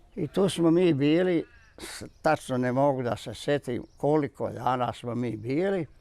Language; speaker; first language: Bosnian; native; Bosnian